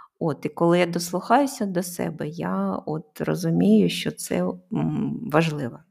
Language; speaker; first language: Ukrainian; non-native, local second language; Russian